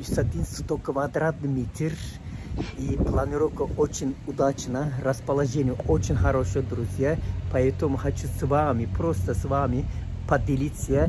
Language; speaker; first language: Russian; non-native, fluent; Turkish